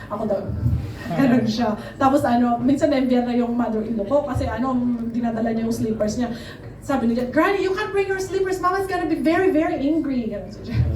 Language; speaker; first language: Filipino; native; Filipino